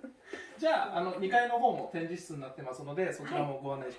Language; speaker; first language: Japanese; native; Japanese